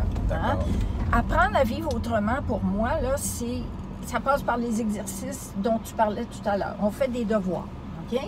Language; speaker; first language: French; native; French